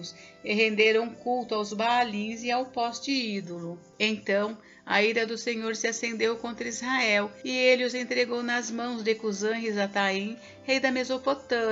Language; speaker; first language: Portuguese; native; Portuguese